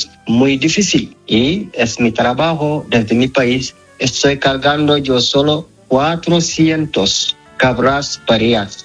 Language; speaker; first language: Spanish; non-native, learner; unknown